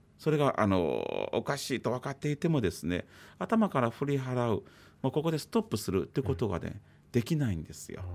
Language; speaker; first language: Japanese; native; Japanese